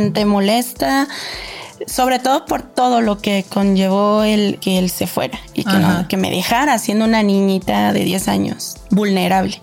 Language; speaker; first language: Spanish; native; Spanish